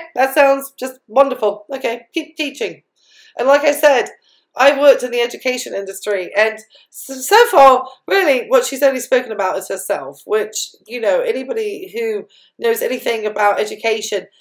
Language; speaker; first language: English; native; English